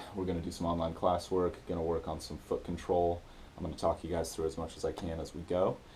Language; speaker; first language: English; native; English